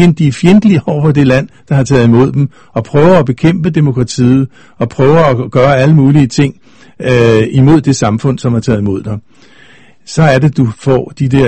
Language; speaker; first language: Danish; native; Danish